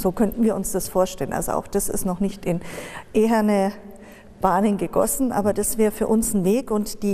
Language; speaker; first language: German; native; German